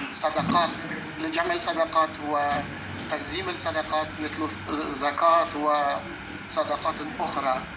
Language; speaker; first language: Arabic; non-native, fluent; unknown